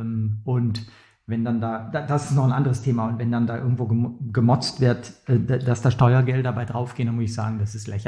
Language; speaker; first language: German; native; German